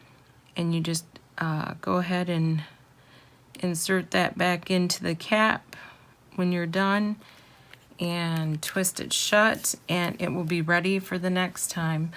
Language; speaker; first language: English; native; English